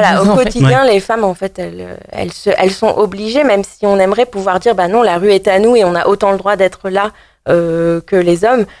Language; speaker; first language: French; native; French